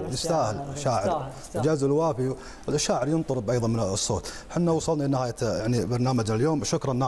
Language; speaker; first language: Arabic; native; Arabic